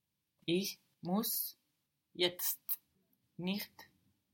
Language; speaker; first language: German; non-native, learner; English